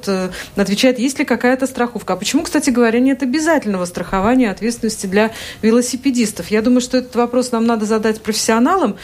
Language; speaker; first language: Russian; native; Russian